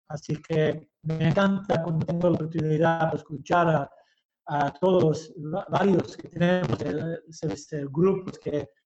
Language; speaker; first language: Spanish; early bilingual, heritage; Basque